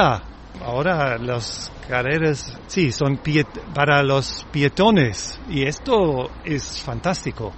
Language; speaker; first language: Spanish; non-native, fluent; German